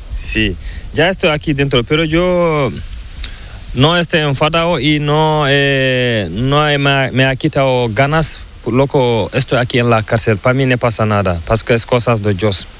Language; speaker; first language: Spanish; non-native, learner; Fula